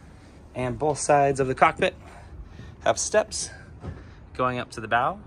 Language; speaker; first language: English; native; English